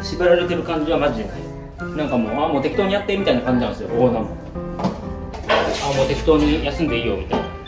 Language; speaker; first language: Japanese; native; Japanese